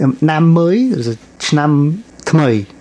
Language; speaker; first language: Vietnamese; non-native, learner; English